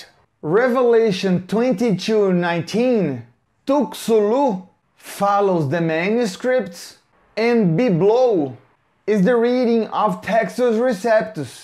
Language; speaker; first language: English; non-native, fluent; Portuguese